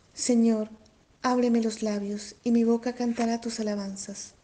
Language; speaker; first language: Spanish; native; Spanish